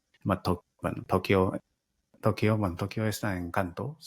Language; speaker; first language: Spanish; non-native, fluent; Japanese